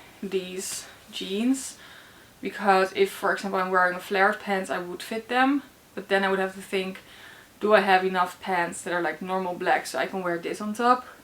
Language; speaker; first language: English; non-native, fluent; Dutch